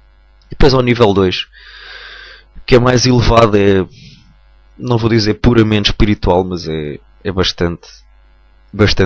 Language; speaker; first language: Portuguese; native; Portuguese